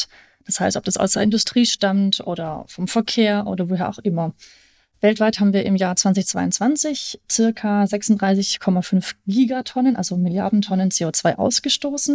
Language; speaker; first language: German; native; German